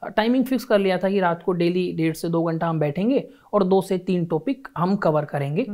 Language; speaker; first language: Hindi; native; Hindi